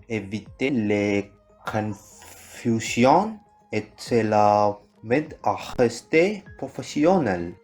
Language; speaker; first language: French; non-native, learner; Tamil